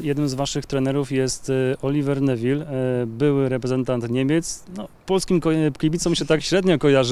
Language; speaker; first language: Polish; native; Polish